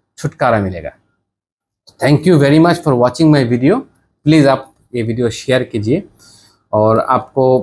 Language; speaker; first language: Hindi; non-native, learner; Bangla